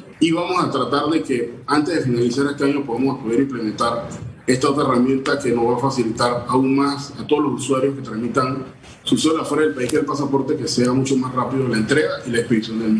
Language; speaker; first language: Spanish; native; Spanish